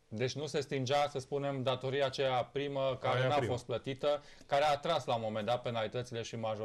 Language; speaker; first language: Romanian; native; Romanian